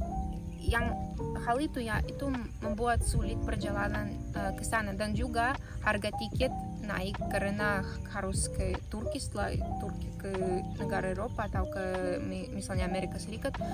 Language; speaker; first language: Indonesian; non-native, fluent; Russian